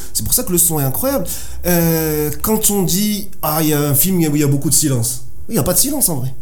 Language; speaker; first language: French; non-native, local second language; Arabic